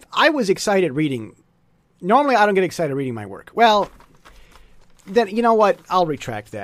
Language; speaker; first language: English; native; English